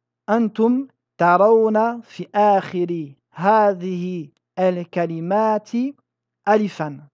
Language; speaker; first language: Arabic; non-native, fluent; French